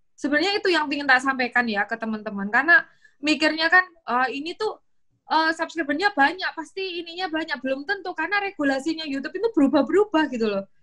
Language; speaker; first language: Indonesian; native; Indonesian